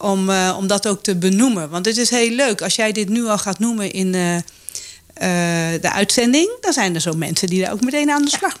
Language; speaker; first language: Dutch; native; Dutch